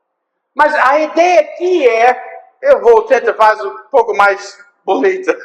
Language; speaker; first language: Portuguese; non-native, fluent; English